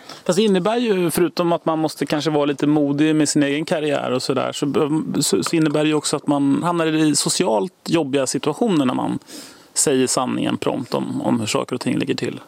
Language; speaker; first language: Swedish; native; Swedish